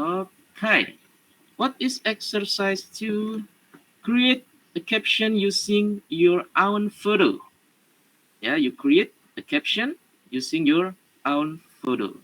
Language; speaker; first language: English; non-native, learner; Indonesian